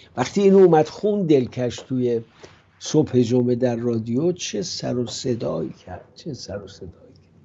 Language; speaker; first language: Persian; native; Persian